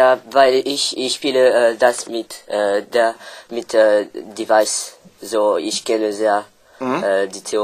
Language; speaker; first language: German; non-native, learner; French